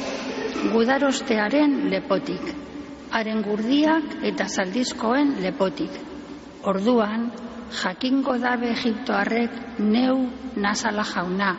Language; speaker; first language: Basque; native; Basque